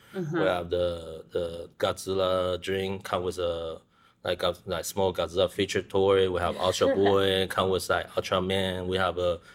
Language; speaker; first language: English; non-native, learner; Chinese